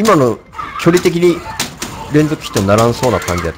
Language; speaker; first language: Japanese; native; Japanese